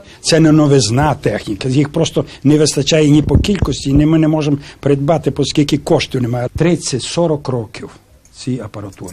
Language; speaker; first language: Ukrainian; native; Ukrainian